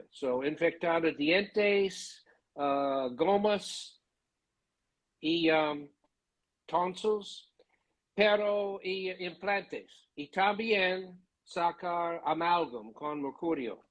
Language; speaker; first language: Spanish; non-native, learner; English